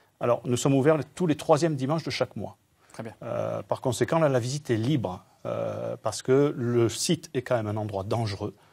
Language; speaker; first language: French; native; French